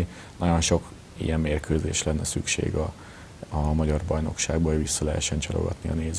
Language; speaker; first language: Hungarian; native; Hungarian